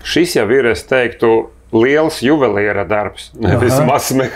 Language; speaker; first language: Latvian; native; Latvian